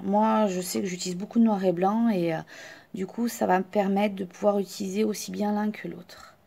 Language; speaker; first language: French; native; French